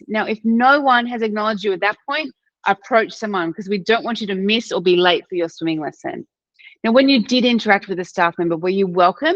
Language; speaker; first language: English; native; English